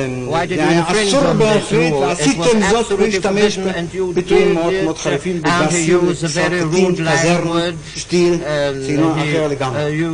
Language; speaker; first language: Hebrew; non-native, fluent; German